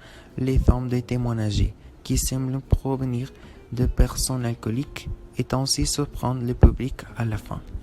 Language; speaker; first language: French; non-native, fluent; Spanish